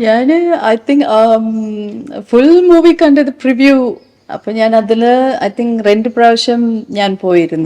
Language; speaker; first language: Malayalam; non-native, fluent; Tamil